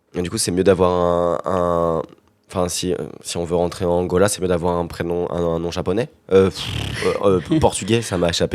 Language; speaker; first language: French; native; French